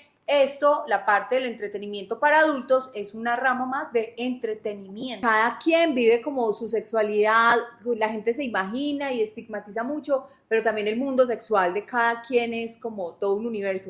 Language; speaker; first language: Spanish; native; Spanish